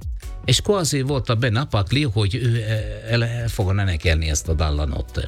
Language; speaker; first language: Hungarian; non-native, learner; Italian